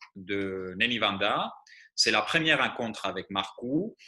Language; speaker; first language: French; non-native, fluent; Greek